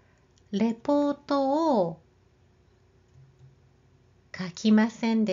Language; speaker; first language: Japanese; non-native, learner; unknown